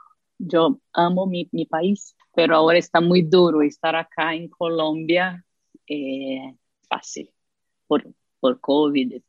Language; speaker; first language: Spanish; non-native, fluent; Portuguese